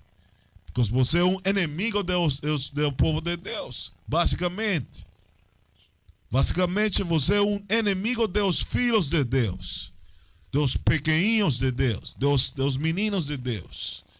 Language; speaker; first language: Portuguese; non-native, learner; Spanish